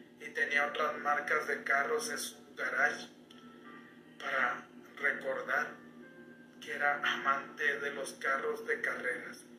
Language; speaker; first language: Spanish; native; Spanish